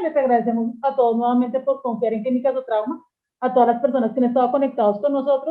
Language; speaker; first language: Spanish; native; Spanish